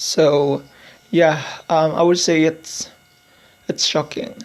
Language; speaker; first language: English; non-native, fluent; Indonesian